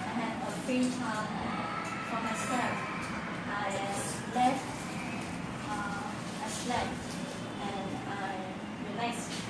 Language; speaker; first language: English; non-native, learner; Vietnamese